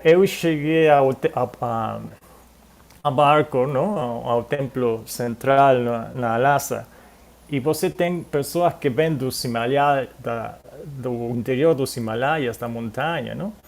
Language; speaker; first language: Portuguese; non-native, fluent; Spanish